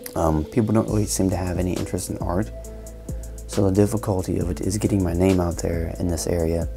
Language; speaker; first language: English; native; English